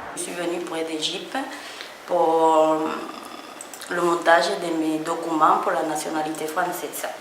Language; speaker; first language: French; non-native, learner; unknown